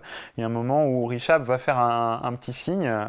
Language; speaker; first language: French; native; French